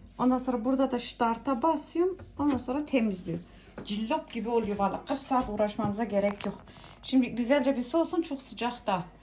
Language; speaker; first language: Turkish; early bilingual, heritage; Turkish